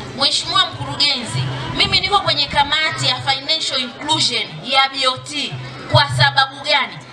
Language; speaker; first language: Swahili; native; Swahili